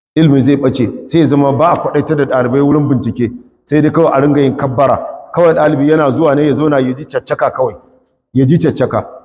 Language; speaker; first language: Hausa; non-native, local second language; Kanuri